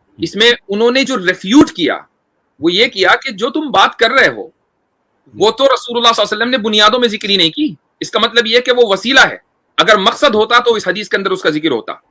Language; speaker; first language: Urdu; native; Urdu